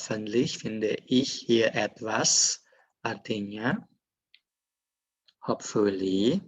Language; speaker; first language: German; non-native, fluent; Indonesian